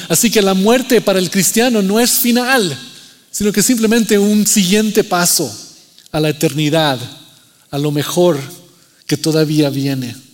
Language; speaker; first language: Spanish; early bilingual, heritage; Spanish